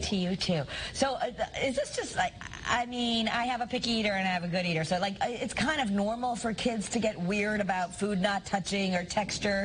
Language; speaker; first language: English; native; English